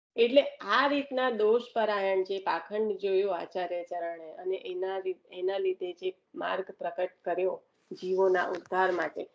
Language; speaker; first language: Gujarati; early bilingual, heritage; Gujarati